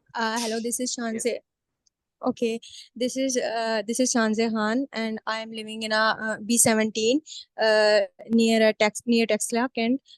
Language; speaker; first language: English; non-native, learner; Urdu